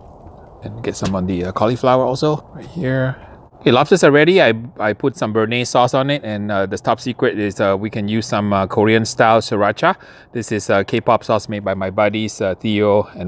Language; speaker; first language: English; native; English